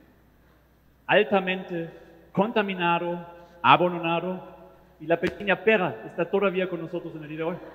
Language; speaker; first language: Spanish; non-native, fluent; German